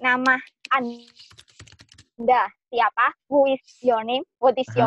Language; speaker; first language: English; non-native, learner; Indonesian